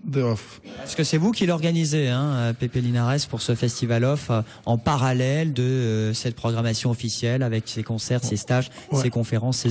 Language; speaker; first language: French; native; French